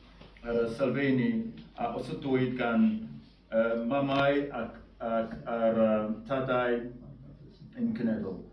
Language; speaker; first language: Welsh; non-native, fluent; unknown